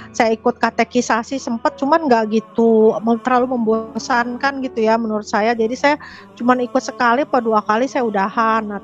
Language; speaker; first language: Indonesian; native; Indonesian